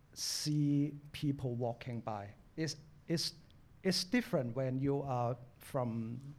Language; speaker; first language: English; non-native, local second language; Cantonese